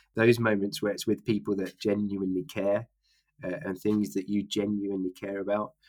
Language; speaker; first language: English; native; English